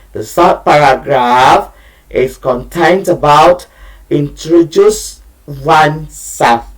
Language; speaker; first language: English; non-native, learner; Indonesian